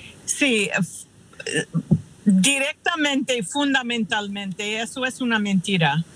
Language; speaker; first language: Spanish; non-native, fluent; English